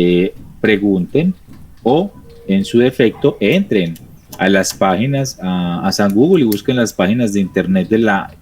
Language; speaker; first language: Spanish; native; Spanish